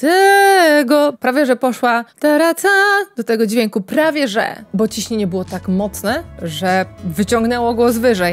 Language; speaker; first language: Polish; native; Polish